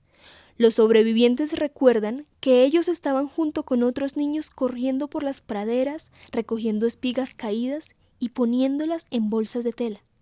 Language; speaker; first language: Spanish; native; Spanish